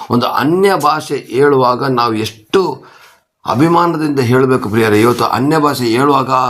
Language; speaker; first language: Kannada; non-native, local second language; Kodava